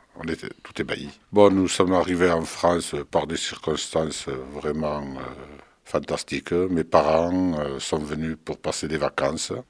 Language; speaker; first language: French; early bilingual, other home language; Arabic